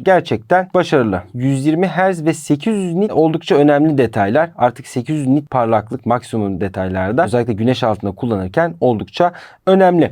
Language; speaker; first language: Turkish; native; Turkish